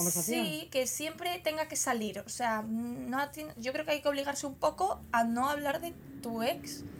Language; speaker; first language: Spanish; native; Spanish